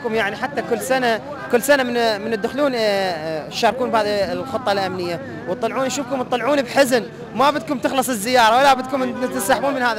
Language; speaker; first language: Arabic; native; Arabic